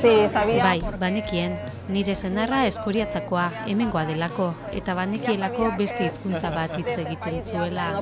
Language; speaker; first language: Basque; non-native, fluent; Polish